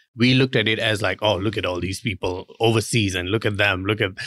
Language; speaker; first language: English; non-native, local second language; Tamil